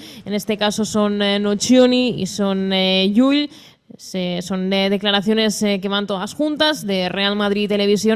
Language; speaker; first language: Spanish; native; Spanish